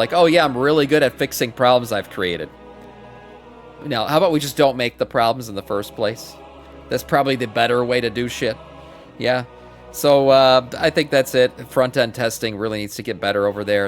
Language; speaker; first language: English; native; English